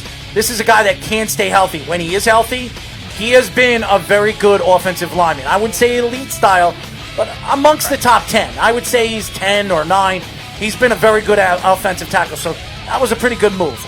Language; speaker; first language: English; native; English